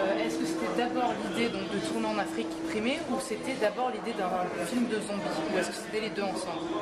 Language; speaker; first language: French; native; French